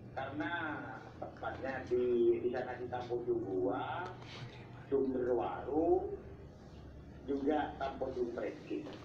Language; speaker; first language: Malay; non-native, local second language; Madurese